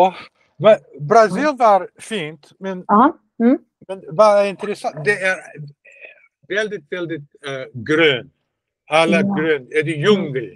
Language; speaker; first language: Swedish; non-native, learner; Russian